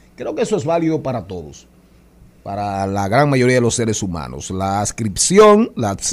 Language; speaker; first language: Spanish; native; Spanish